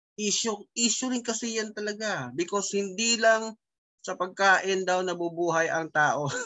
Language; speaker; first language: Filipino; native; Filipino